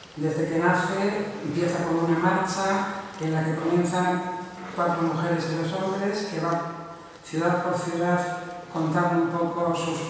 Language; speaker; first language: Spanish; native; Spanish